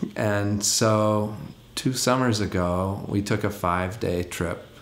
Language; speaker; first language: English; native; English